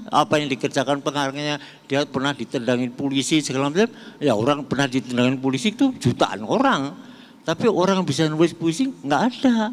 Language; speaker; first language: Indonesian; non-native, local second language; Javanese